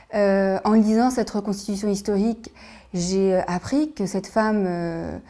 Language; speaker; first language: French; native; French